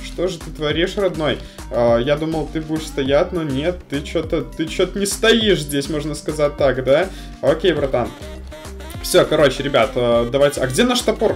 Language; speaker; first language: Russian; native; Russian